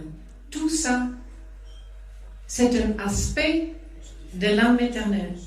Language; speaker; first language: French; non-native, fluent; German